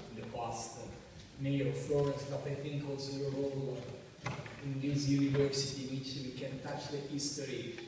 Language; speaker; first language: English; non-native, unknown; Italian